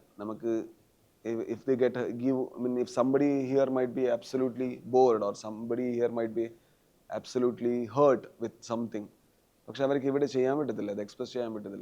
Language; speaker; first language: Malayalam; non-native, learner; Tulu